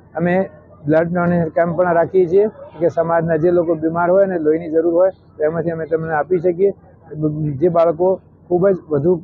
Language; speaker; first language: Gujarati; native; Gujarati